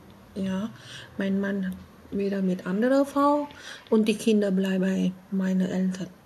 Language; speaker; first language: German; non-native, learner; Vietnamese